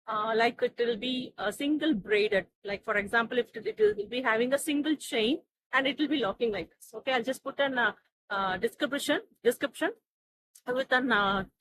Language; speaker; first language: English; non-native, local second language; Tamil